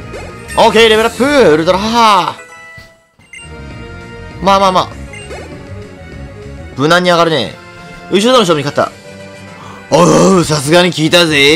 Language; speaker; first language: Japanese; native; Japanese